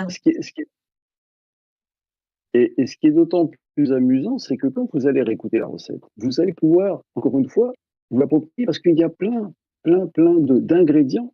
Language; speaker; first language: French; native; French